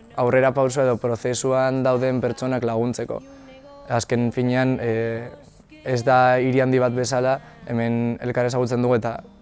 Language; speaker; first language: Basque; non-native, local second language; Spanish